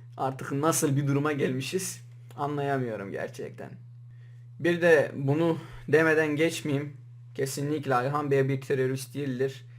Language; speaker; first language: Turkish; native; Turkish